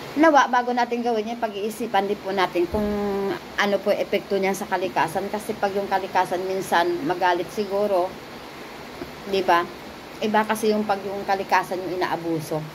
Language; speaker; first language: Filipino; non-native, local second language; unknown